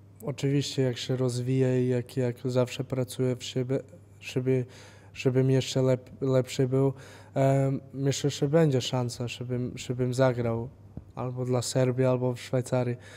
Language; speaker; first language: Polish; non-native, fluent; Serbian